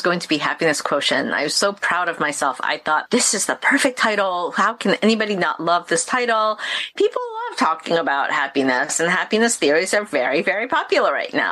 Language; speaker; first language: English; early bilingual, other home language; Korean